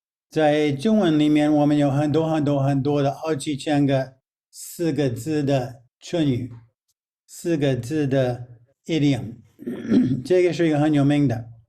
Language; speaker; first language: Chinese; non-native, fluent; English